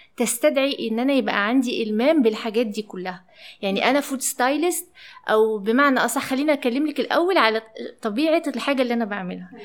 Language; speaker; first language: Arabic; early bilingual, heritage; Arabic